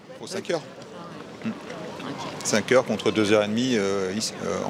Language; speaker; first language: French; native; French